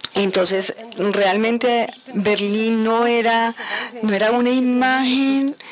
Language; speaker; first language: Spanish; non-native, fluent; Ukrainian